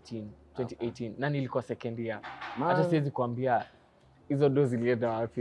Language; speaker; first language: English; non-native, local second language; Kikuyu